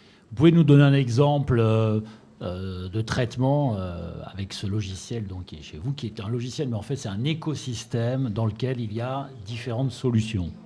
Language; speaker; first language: French; native; French